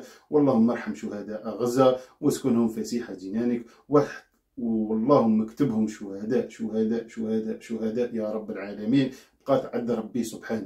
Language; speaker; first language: Arabic; native; Arabic